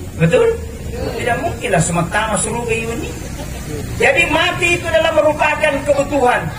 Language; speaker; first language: Indonesian; non-native, local second language; Buginese